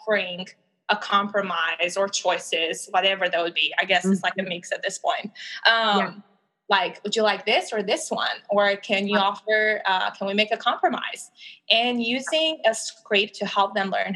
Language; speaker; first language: English; non-native, fluent; Albanian